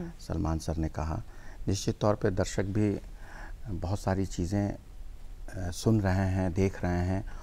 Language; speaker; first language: Hindi; native; Hindi